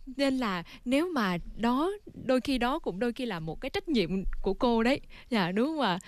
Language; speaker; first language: Vietnamese; native; Vietnamese